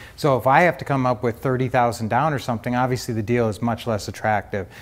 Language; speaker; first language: English; native; English